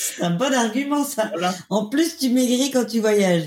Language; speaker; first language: French; native; French